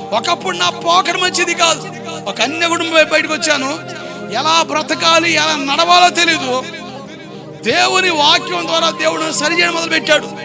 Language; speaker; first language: Telugu; non-native, local second language; Koya